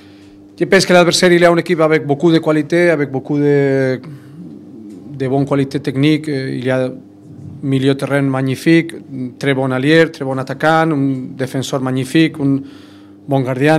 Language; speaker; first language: French; non-native, fluent; Spanish